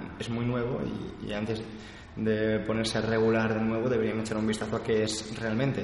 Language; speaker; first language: Spanish; native; Spanish